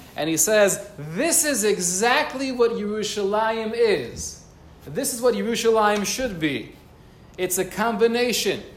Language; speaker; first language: English; native; English